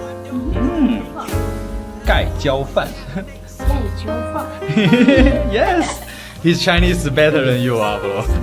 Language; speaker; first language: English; non-native, learner; Chinese